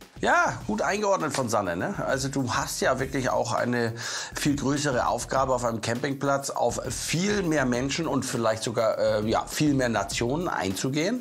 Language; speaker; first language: German; native; German